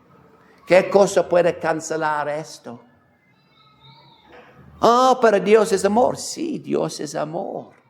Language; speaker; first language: Spanish; non-native, fluent; English